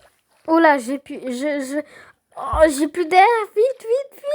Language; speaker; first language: French; native; French